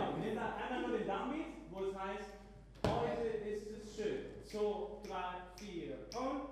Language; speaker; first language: German; native; German